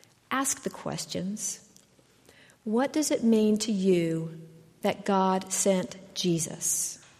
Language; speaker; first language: English; native; English